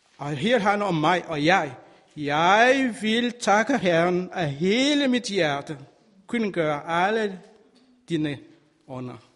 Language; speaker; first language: Danish; non-native, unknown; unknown